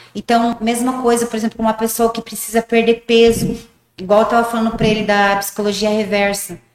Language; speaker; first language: Portuguese; early bilingual, heritage; Portuguese